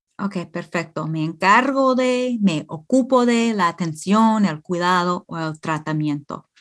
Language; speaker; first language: Spanish; non-native, fluent; English